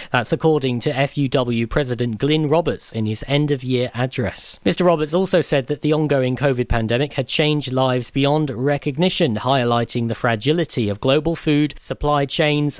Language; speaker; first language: English; native; English